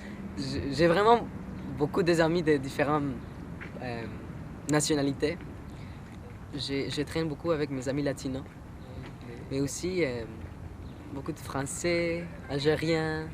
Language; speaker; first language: French; non-native, learner; Spanish